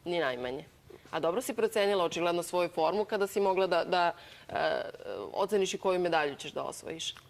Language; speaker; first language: Bosnian; native; Bosnian